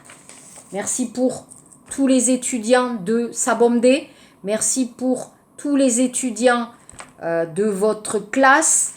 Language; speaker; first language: French; native; French